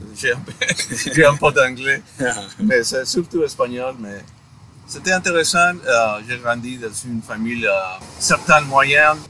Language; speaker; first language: French; non-native, fluent; Spanish